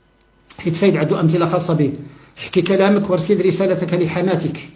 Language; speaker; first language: Arabic; native; Arabic